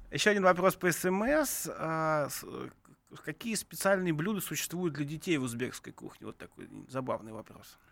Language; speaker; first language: Russian; native; Russian